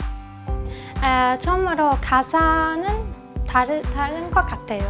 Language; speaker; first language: Korean; non-native, fluent; Italian